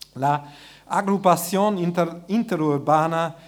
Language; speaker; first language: Spanish; non-native, learner; German